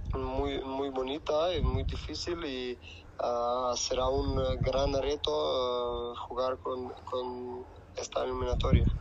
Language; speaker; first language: Spanish; non-native, fluent; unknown